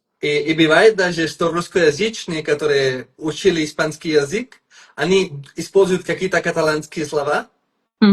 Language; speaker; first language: Russian; non-native, fluent; Catalan